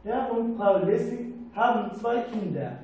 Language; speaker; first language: German; non-native, fluent; Turkish